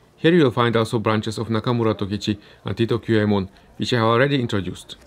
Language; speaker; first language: English; early bilingual, other home language; Estonian